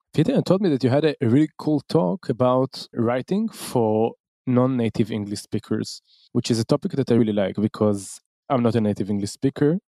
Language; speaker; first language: English; non-native, fluent; Hebrew